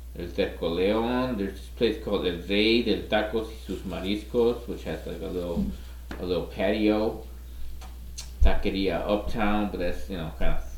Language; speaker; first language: English; native; English